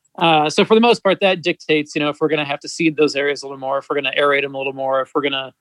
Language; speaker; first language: English; native; English